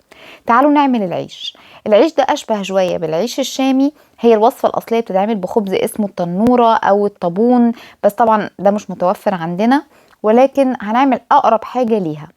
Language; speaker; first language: Arabic; native; Arabic